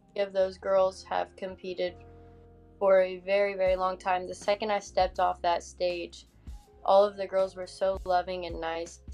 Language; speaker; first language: English; native; English